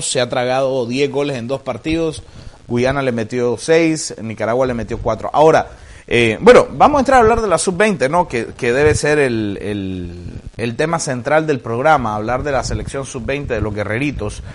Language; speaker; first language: Spanish; native; Spanish